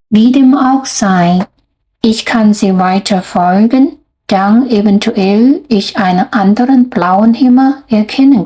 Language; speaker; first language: German; non-native, fluent; Chinese